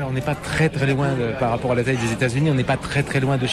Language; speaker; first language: French; native; French